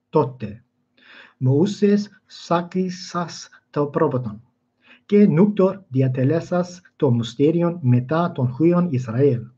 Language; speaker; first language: Greek; non-native, fluent; English